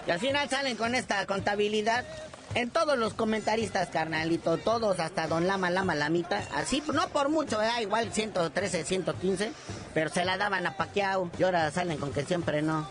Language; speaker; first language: Spanish; native; Spanish